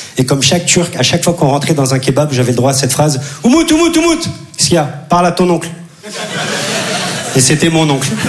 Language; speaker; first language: French; early bilingual, other home language; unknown